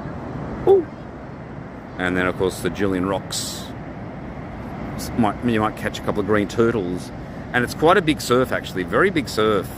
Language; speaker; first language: English; native; English